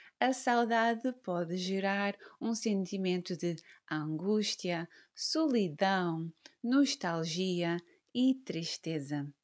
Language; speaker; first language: Portuguese; native; Portuguese